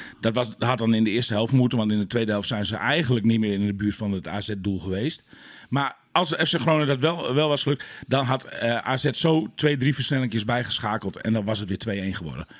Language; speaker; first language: Dutch; native; Dutch